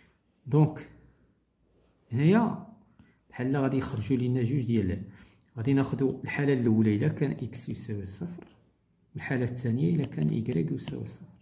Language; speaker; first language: Arabic; native; Arabic